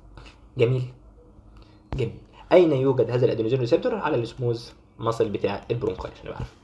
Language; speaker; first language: Arabic; native; Arabic